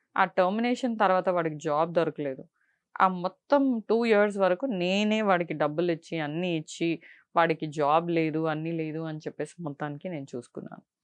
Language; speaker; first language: Telugu; non-native, local second language; Tamil